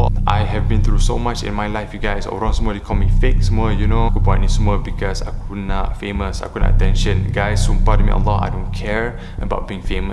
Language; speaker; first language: English; non-native, local second language; Malay